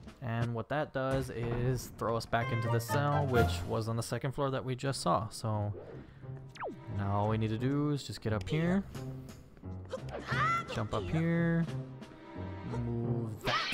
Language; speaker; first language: English; native; English